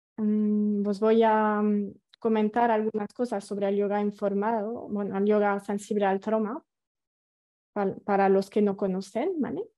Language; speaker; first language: Spanish; non-native, fluent; French